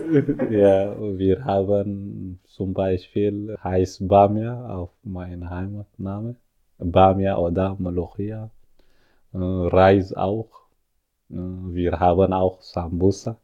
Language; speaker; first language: German; non-native, learner; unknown